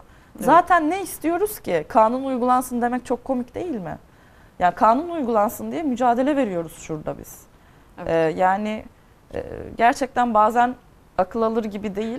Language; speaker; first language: Turkish; native; Turkish